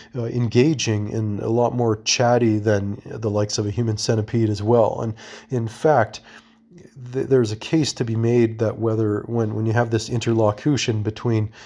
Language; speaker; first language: English; native; English